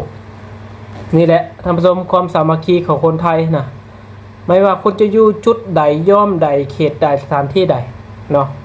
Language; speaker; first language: Thai; non-native, local second language; Lao